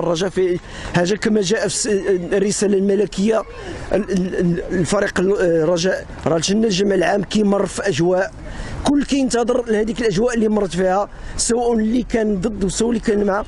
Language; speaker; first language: Arabic; native; Arabic